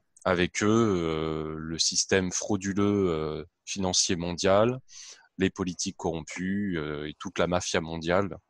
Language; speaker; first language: French; native; French